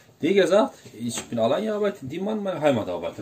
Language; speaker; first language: German; non-native, learner; Turkish